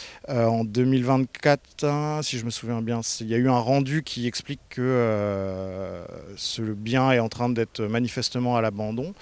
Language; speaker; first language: French; native; French